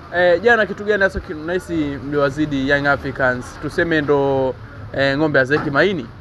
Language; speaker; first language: Swahili; native; Swahili